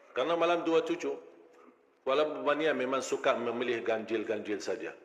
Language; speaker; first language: Malay; non-native, fluent; Arabic